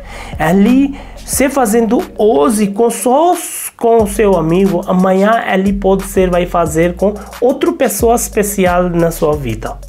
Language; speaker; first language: Portuguese; non-native, learner; Hindi